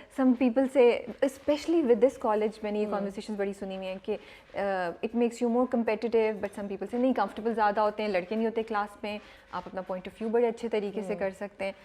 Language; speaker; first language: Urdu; native; Urdu